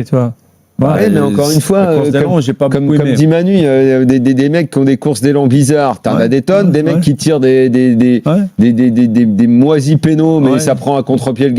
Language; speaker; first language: French; native; French